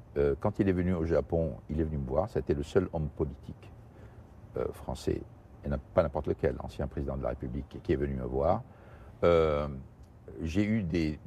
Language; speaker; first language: French; non-native, local second language; Portuguese